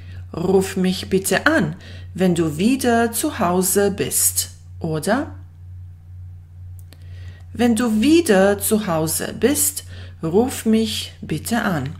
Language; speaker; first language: German; non-native, fluent; Bosnian